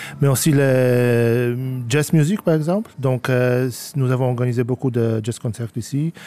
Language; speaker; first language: French; non-native, learner; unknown